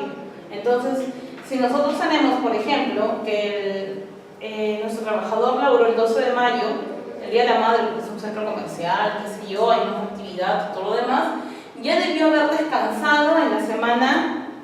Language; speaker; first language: Spanish; native; Spanish